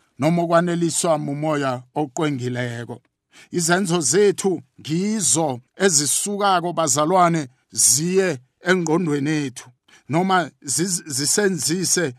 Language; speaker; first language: Zulu; non-native, local second language; South Ndebele